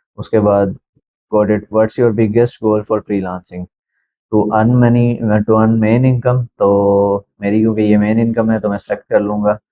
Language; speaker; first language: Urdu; native; Urdu